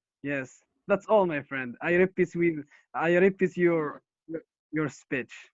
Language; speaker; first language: English; non-native, learner; Arabic